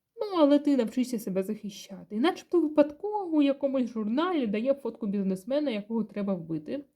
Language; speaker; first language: Ukrainian; non-native, local second language; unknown